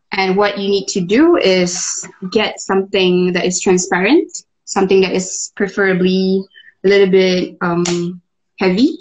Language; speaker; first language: English; non-native, local second language; Malay